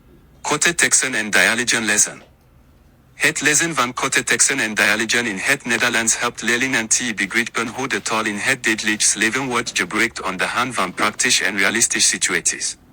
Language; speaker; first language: Dutch; non-native, learner; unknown